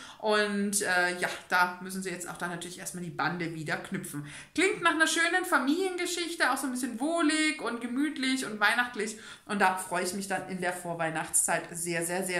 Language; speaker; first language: German; native; German